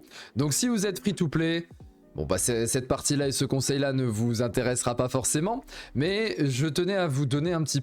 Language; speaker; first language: French; native; French